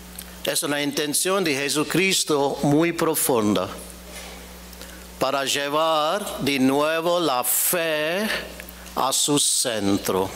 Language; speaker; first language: Spanish; non-native, fluent; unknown